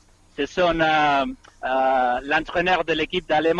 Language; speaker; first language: French; non-native, fluent; Spanish